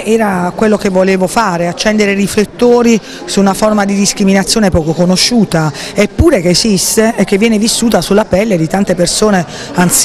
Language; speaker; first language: Italian; native; Italian